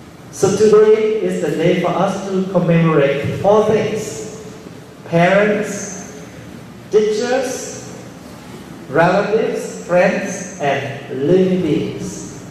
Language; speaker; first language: English; early bilingual, other home language; Vietnamese